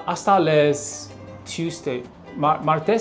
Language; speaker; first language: Spanish; non-native, learner; Chinese